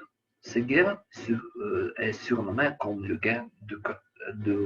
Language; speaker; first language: French; non-native, learner; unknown